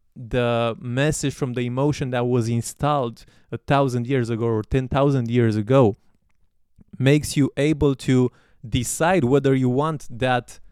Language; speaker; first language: English; non-native, fluent; Romanian